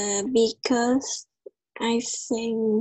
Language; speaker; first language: English; non-native, learner; Vietnamese